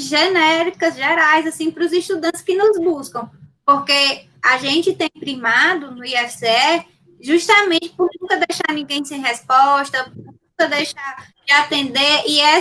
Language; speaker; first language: Portuguese; native; Portuguese